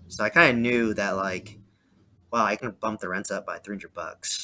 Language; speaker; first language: English; native; English